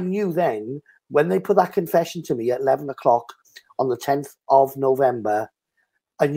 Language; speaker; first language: English; native; English